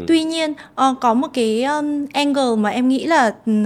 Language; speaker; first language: Vietnamese; early bilingual, heritage; Vietnamese